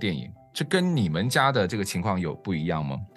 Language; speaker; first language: Chinese; native; Chinese